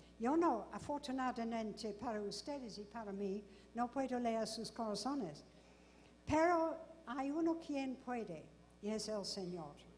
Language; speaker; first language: Spanish; non-native, fluent; English